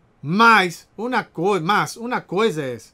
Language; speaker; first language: Portuguese; non-native, learner; Spanish